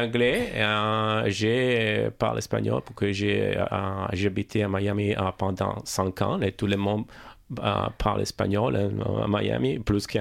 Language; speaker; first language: French; non-native, learner; Italian